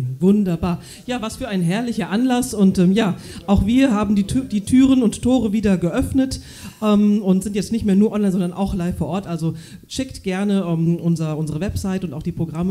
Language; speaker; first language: German; native; German